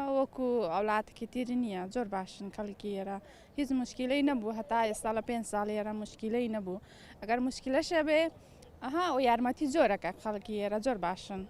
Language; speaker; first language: Central Kurdish; non-native, learner; Nepali